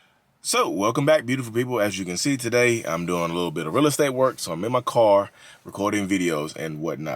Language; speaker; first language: English; native; English